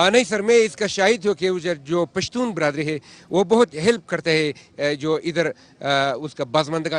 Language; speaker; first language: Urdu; non-native, local second language; Persian